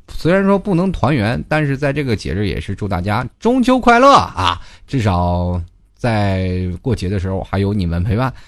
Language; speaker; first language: Chinese; native; Chinese